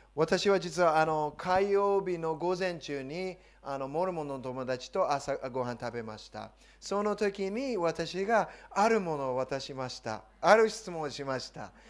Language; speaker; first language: Japanese; non-native, fluent; English